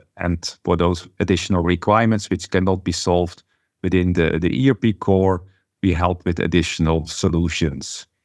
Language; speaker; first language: English; non-native, fluent; Dutch